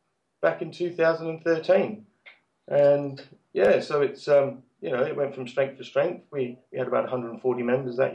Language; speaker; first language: English; native; English